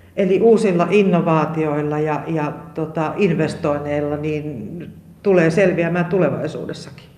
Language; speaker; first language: Finnish; native; Finnish